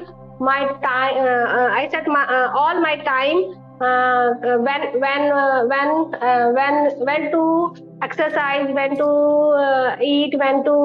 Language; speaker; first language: English; non-native, learner; Hindi